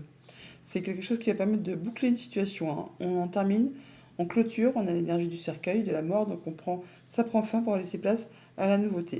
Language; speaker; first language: French; native; French